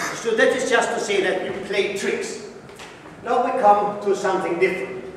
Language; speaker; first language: English; non-native, fluent; Swedish